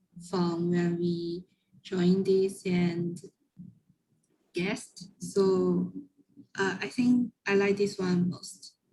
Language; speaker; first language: English; non-native, learner; Chinese